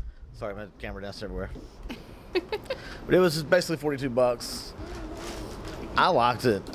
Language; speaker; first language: English; native; English